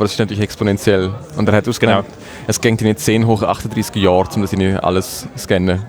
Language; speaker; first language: German; native; German